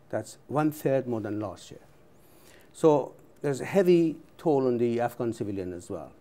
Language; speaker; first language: English; non-native, fluent; Persian